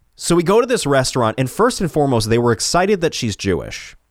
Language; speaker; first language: English; early bilingual, other home language; Italian